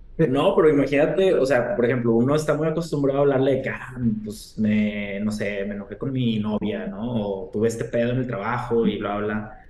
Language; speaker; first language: Spanish; native; Spanish